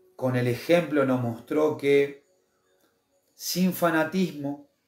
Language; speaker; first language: Spanish; native; Spanish